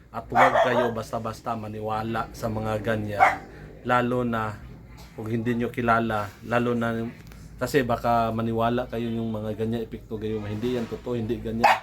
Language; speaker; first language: Filipino; non-native, local second language; Cebuano